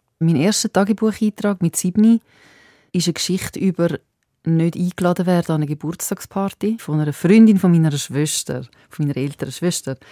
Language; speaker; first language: German; early bilingual, other home language; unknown